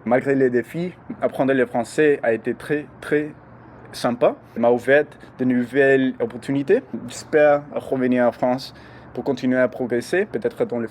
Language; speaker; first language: French; non-native, learner; English